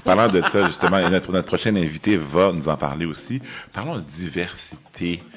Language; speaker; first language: French; native; French